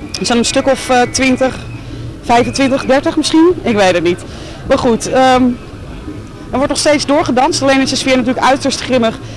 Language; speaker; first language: Dutch; native; Dutch